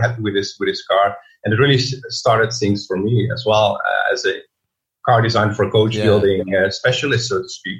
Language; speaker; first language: English; non-native, fluent; Dutch